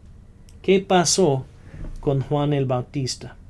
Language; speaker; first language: Spanish; non-native, fluent; English